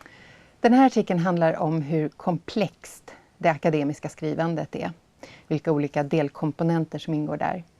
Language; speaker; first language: Swedish; native; Swedish